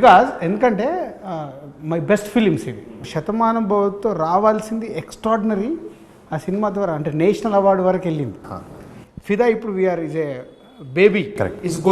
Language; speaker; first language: Telugu; native; Telugu